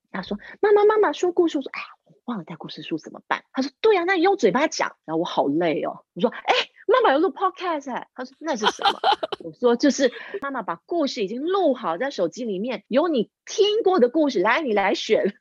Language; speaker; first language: Chinese; non-native, local second language; English